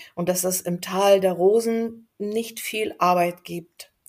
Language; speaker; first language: German; non-native, fluent; Bulgarian